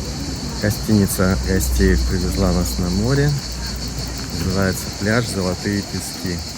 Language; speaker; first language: Russian; native; Russian